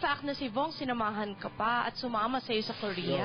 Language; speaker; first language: Filipino; native; Filipino